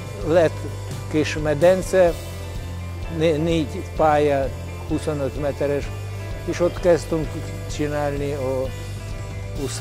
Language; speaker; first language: Hungarian; non-native, learner; Russian